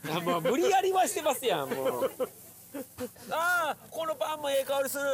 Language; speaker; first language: Japanese; native; Japanese